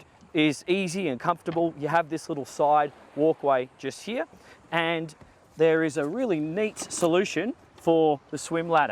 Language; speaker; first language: English; native; English